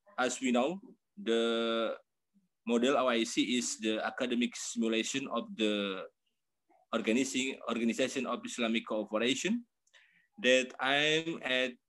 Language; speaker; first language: English; non-native, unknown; Indonesian